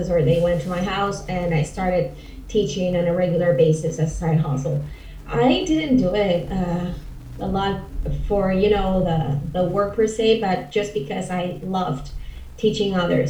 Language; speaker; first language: English; non-native, fluent; Spanish